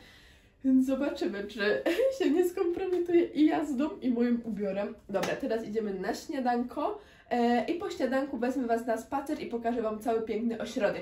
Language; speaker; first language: Polish; native; Polish